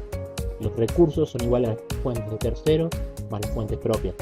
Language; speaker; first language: Spanish; native; Spanish